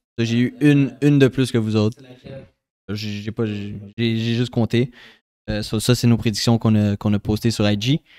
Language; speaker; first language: French; native; French